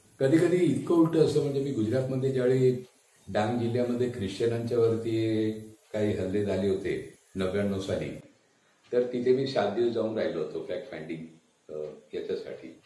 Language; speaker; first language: Marathi; non-native, local second language; Gujarati